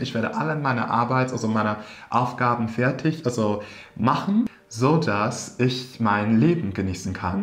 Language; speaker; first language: German; non-native, fluent; English